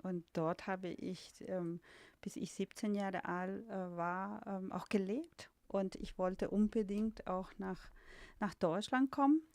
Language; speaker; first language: German; non-native, fluent; Spanish